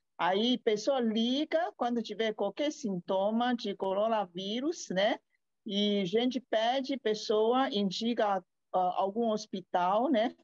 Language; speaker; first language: Portuguese; non-native, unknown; Chinese